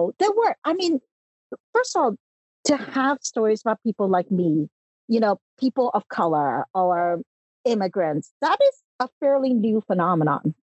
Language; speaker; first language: English; early bilingual, other home language; Cantonese